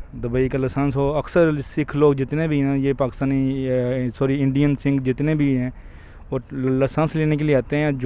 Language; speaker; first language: Urdu; non-native, local second language; Punjabi